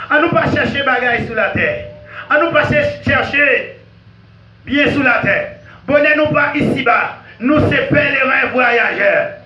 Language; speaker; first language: French; non-native, local second language; Haitian Creole